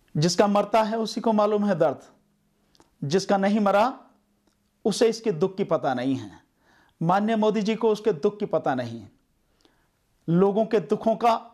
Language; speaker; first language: Hindi; native; Hindi